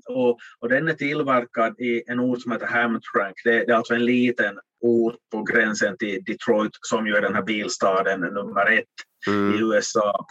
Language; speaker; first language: Swedish; native; Swedish